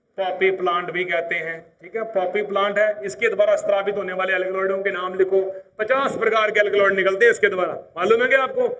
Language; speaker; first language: Hindi; native; Hindi